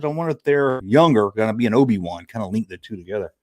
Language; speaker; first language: English; native; English